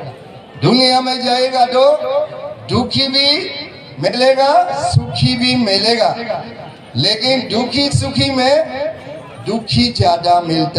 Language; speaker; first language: Hindi; non-native, learner; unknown